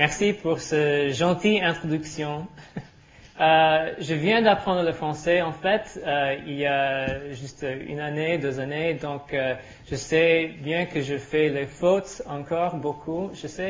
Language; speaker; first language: French; non-native, learner; English